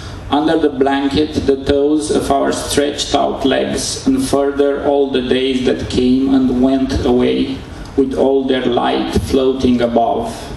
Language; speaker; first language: English; non-native, fluent; Romanian